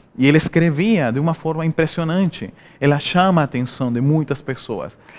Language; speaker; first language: Portuguese; non-native, fluent; Spanish